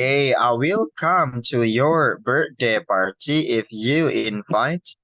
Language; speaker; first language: English; non-native, fluent; Indonesian